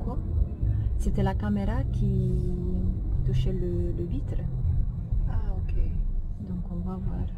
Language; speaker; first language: French; non-native, fluent; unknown